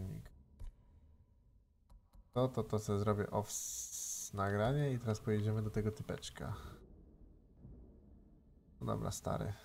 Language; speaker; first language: Polish; native; Polish